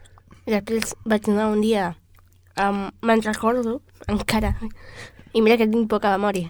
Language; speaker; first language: Catalan; non-native, local second language; Spanish